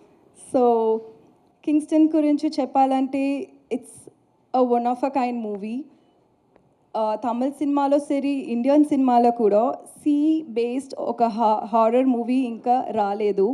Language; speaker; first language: Telugu; non-native, learner; Tamil